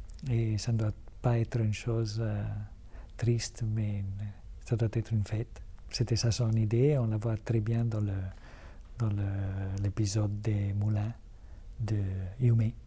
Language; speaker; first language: French; non-native, fluent; Italian